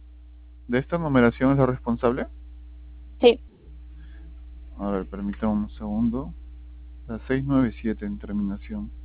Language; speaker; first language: Spanish; native; Spanish